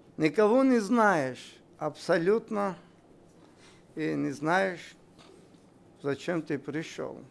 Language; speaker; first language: Russian; non-native, local second language; Armenian